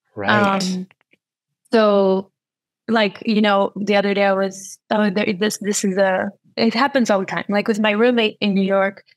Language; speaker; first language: English; non-native, fluent; Portuguese